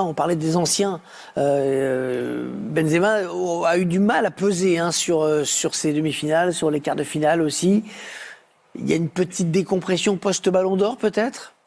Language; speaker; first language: French; native; French